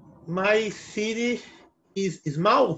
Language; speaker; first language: English; non-native, learner; Portuguese